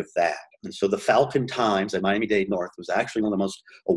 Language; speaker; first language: English; native; English